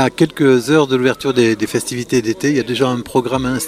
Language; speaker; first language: French; native; French